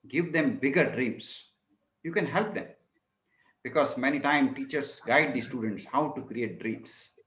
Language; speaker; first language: English; non-native, local second language; Hindi